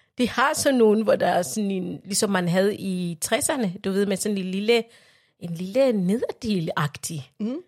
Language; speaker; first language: Danish; non-native, fluent; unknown